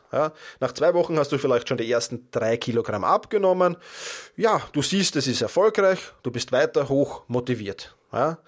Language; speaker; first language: German; native; German